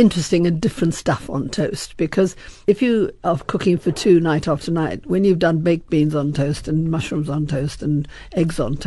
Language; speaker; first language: English; native; English